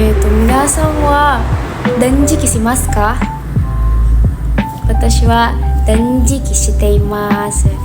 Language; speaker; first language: Japanese; non-native, learner; Indonesian